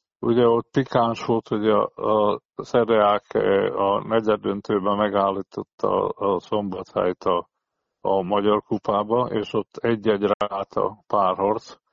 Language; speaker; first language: Hungarian; native; Hungarian